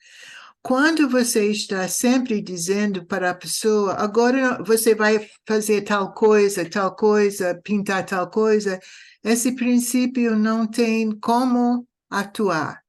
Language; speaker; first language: Portuguese; non-native, fluent; English